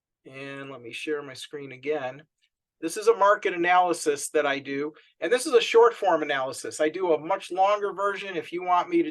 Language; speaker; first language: English; native; English